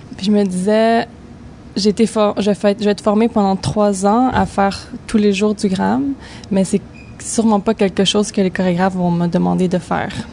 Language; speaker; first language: French; native; French